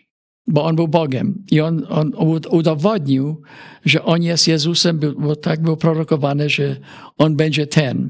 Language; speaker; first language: Polish; early bilingual, heritage; Polish